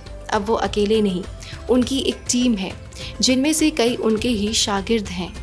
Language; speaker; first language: Hindi; native; Hindi